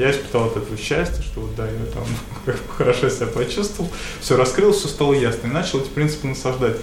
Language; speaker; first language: Russian; native; Russian